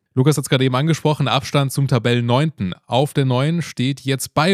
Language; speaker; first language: German; native; German